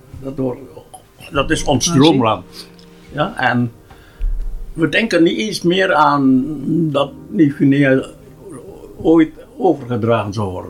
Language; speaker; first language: Dutch; non-native, local second language; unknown